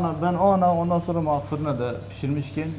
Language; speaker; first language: Turkish; non-native, local second language; Kurdish